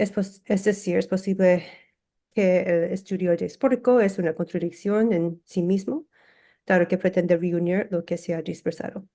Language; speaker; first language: Spanish; early bilingual, heritage; English